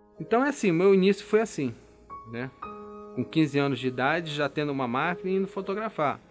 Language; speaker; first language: Portuguese; native; Portuguese